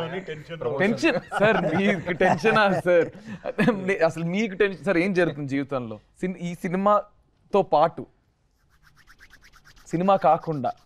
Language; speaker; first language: Telugu; native; Telugu